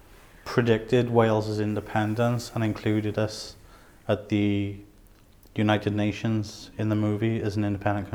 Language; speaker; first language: English; native; English